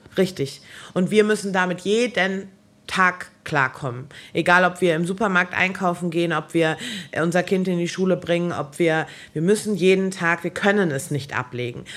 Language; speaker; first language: German; native; German